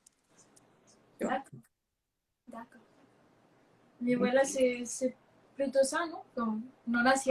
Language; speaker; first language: French; non-native, fluent; Spanish